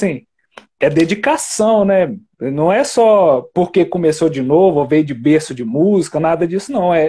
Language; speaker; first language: Portuguese; native; Portuguese